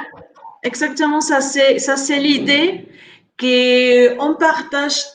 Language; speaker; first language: French; non-native, fluent; Spanish